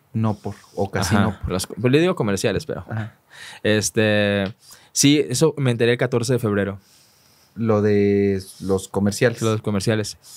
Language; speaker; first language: Spanish; native; Spanish